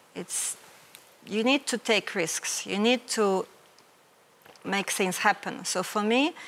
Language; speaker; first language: English; non-native, fluent; Ukrainian